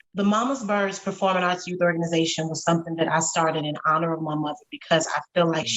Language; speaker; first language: English; native; English